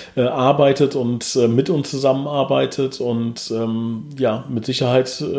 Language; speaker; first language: German; native; German